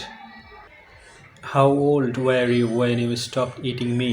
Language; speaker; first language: English; non-native, learner; Bangla